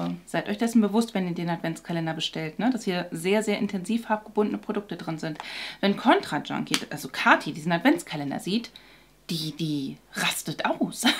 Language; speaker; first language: German; native; German